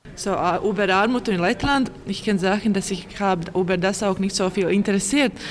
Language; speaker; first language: German; non-native, learner; Latvian